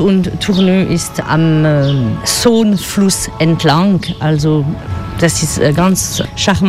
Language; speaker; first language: German; non-native, learner; French